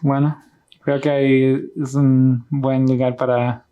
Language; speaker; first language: Spanish; early bilingual, other home language; English